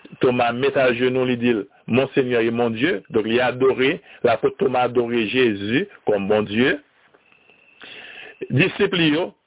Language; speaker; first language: French; non-native, learner; Haitian Creole